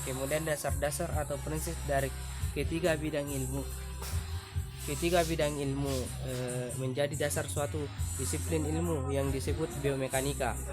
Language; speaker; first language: Indonesian; native; Indonesian